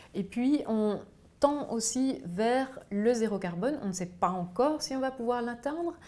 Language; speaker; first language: French; native; French